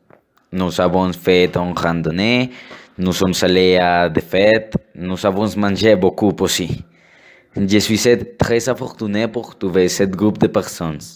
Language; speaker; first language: French; non-native, learner; Spanish